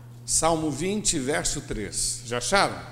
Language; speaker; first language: Portuguese; native; Portuguese